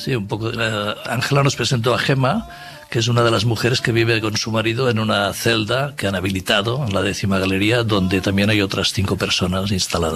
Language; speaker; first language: Spanish; native; Spanish